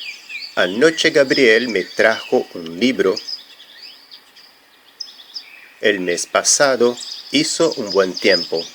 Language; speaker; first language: Spanish; non-native, fluent; Portuguese